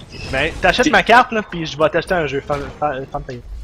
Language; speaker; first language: French; native; French